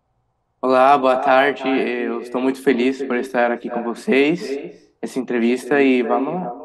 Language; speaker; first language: Portuguese; early bilingual, other home language; Spanish